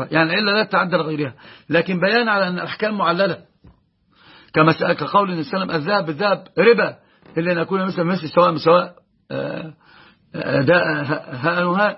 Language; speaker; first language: Arabic; native; Arabic